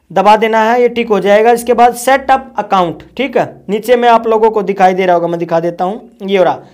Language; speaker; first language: Hindi; native; Hindi